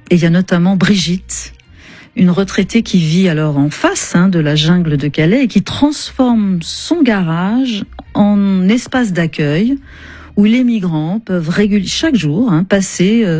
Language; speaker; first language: French; native; French